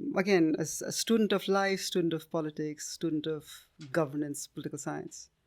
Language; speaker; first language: English; non-native, local second language; Nepali